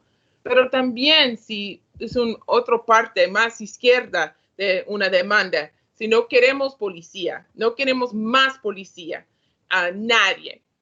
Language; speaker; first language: Spanish; non-native, learner; English